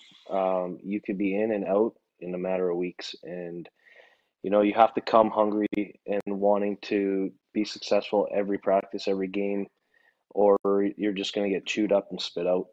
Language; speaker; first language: English; native; English